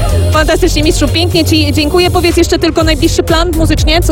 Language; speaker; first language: Polish; native; Polish